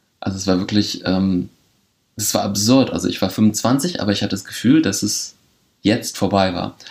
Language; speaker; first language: German; early bilingual, other home language; Polish